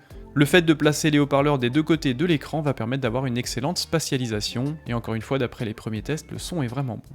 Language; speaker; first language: French; native; French